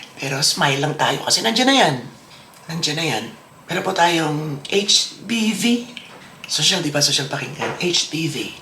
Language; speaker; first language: Filipino; native; Filipino